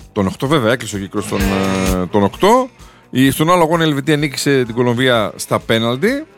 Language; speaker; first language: Greek; native; Greek